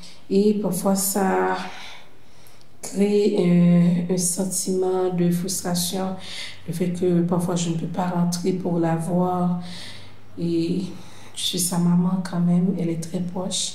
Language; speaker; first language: French; non-native, local second language; Haitian Creole